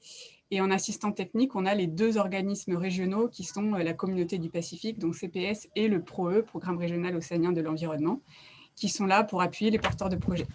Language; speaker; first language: French; native; French